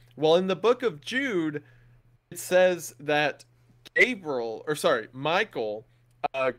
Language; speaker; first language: English; native; English